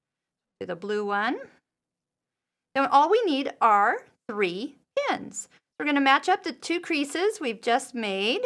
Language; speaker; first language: English; native; English